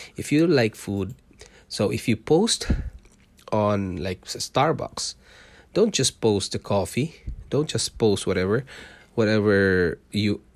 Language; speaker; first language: English; non-native, local second language; Cebuano